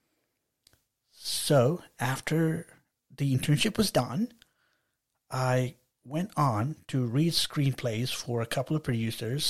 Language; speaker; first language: English; non-native, local second language; Telugu